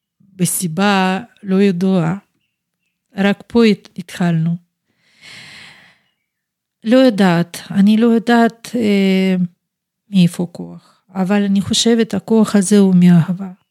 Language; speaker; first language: Hebrew; non-native, fluent; Russian